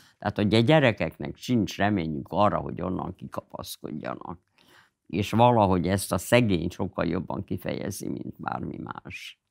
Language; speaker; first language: Hungarian; native; Hungarian